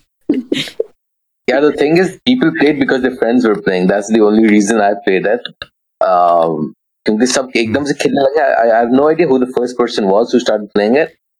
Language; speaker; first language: English; non-native, local second language; Hindi